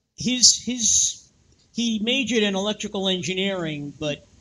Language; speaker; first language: English; native; English